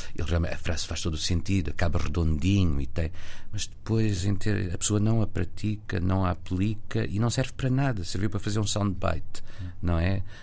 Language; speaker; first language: Portuguese; native; Portuguese